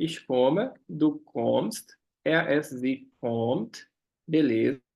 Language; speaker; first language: German; non-native, fluent; Portuguese